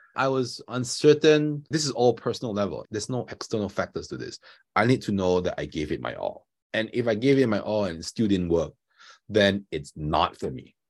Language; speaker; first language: English; non-native, local second language; Chinese